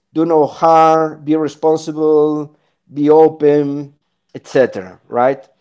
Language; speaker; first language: English; non-native, fluent; Spanish